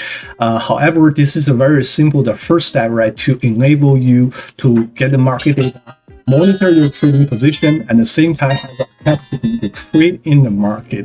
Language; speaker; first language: English; non-native, fluent; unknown